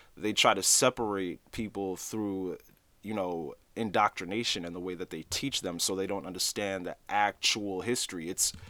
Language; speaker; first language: English; native; English